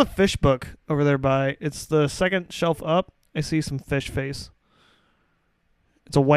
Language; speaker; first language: English; native; English